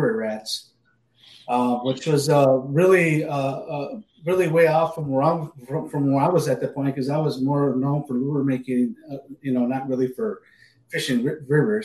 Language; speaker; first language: English; native; English